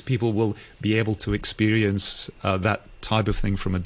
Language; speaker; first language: English; native; English